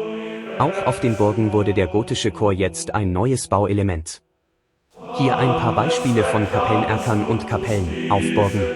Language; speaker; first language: German; native; German